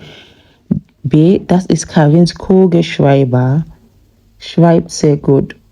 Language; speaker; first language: German; non-native, fluent; English